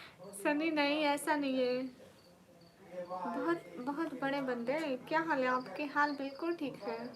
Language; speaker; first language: Hindi; non-native, local second language; Punjabi